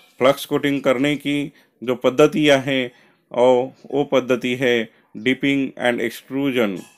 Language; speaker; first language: Hindi; non-native, local second language; Marathi